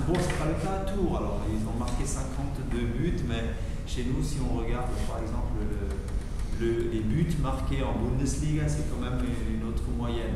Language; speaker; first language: French; non-native, fluent; German